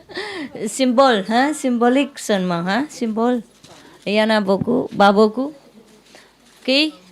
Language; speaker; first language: French; non-native, learner; Vietnamese